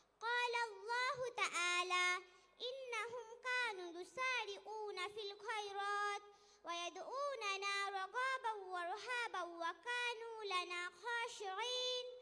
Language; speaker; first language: Arabic; non-native, learner; Bangla